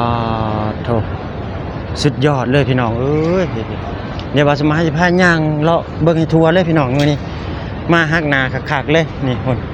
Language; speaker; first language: Thai; non-native, local second language; Lao